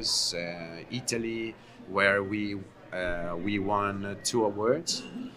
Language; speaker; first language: English; non-native, learner; Italian